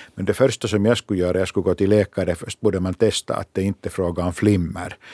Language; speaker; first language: Swedish; non-native, local second language; Finnish